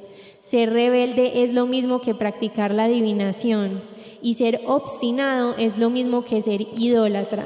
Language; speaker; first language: Spanish; native; Spanish